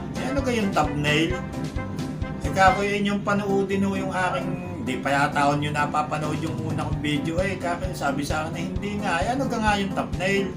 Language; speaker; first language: Filipino; native; Filipino